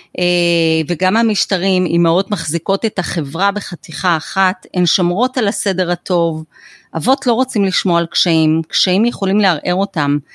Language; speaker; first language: Hebrew; native; Hebrew